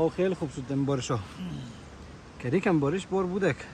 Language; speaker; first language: Persian; native; Persian